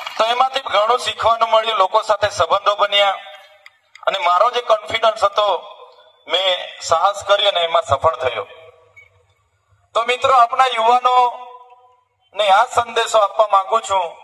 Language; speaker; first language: Gujarati; non-native, local second language; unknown